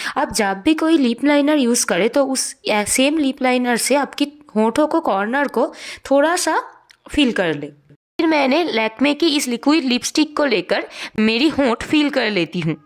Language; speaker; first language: Hindi; non-native, local second language; Bangla